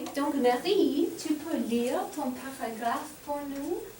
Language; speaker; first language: French; non-native, fluent; English